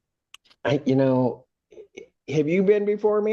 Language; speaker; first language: English; native; English